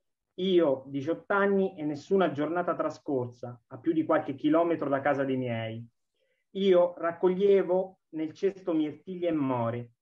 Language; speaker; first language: Italian; native; Italian